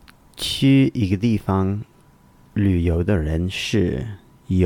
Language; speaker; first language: Chinese; non-native, learner; English